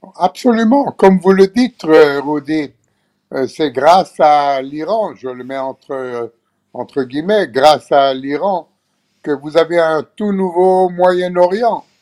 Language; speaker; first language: French; non-native, fluent; Hebrew